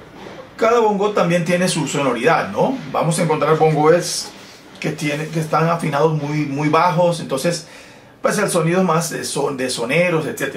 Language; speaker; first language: Spanish; native; Spanish